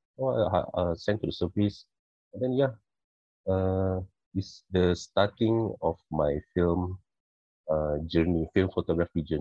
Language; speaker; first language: English; non-native, local second language; Malay